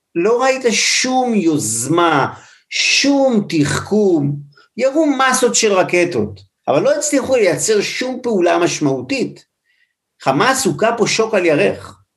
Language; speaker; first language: Hebrew; native; Hebrew